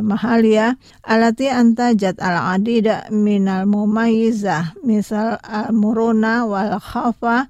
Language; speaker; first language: Arabic; non-native, fluent; Indonesian